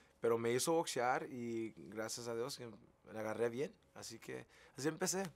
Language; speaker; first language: Spanish; early bilingual, heritage; English